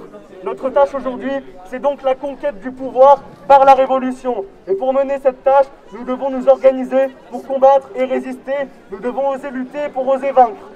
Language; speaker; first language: French; native; French